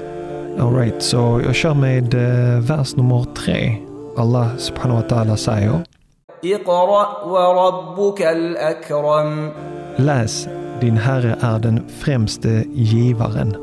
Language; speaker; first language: Swedish; native; Swedish